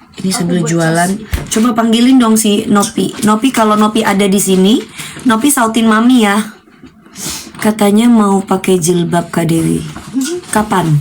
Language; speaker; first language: Indonesian; native; Indonesian